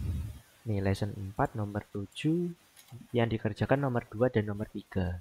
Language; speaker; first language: Indonesian; native; Indonesian